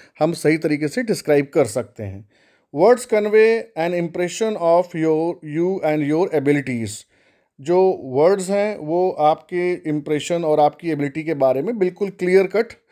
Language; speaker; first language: Hindi; native; Hindi